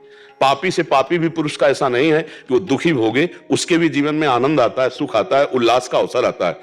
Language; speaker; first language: Hindi; native; Hindi